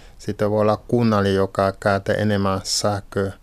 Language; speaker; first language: Finnish; non-native, learner; French